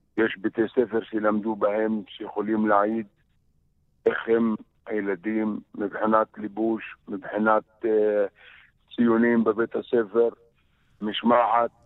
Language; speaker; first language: Hebrew; non-native, local second language; Arabic